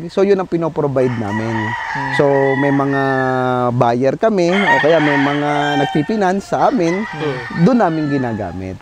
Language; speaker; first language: Filipino; native; Filipino